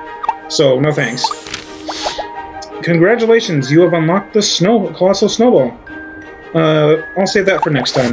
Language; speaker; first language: English; native; English